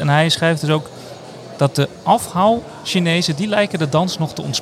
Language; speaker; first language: Dutch; native; Dutch